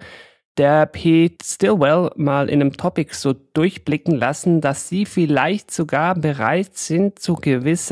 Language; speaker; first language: German; native; German